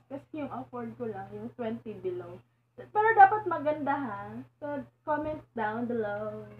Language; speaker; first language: Filipino; non-native, local second language; Cebuano